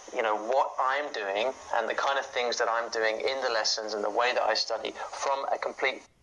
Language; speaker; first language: English; native; English